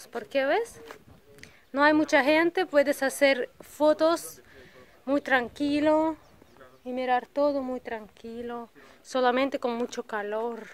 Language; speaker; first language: Spanish; non-native, learner; Russian